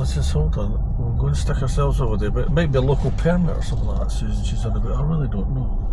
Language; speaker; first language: English; native; English